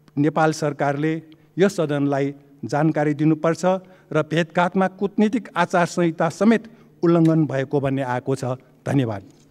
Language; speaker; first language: Nepali; non-native, local second language; Newari